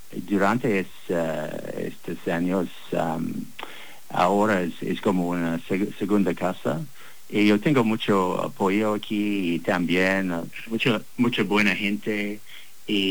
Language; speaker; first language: Spanish; non-native, learner; English